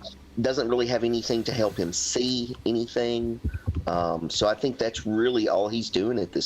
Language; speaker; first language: English; native; English